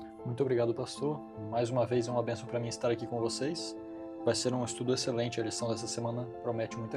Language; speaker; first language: Portuguese; native; Portuguese